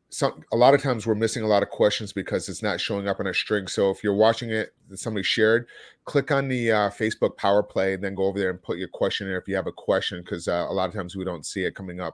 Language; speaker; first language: English; native; English